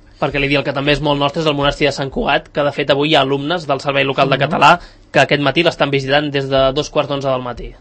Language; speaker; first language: Catalan; native; Catalan